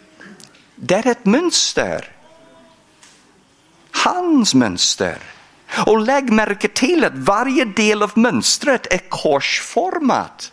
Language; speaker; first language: Swedish; non-native, fluent; English